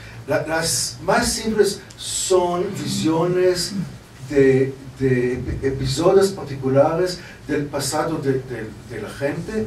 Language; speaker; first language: Spanish; non-native, learner; Hebrew